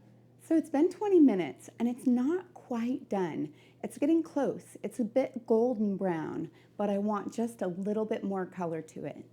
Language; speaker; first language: English; native; English